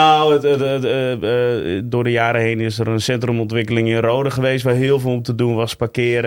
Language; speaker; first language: Dutch; native; Dutch